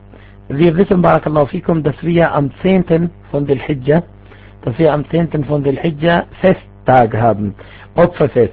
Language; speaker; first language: German; non-native, fluent; Arabic